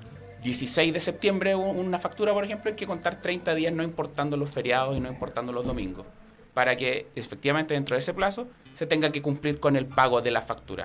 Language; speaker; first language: Spanish; native; Spanish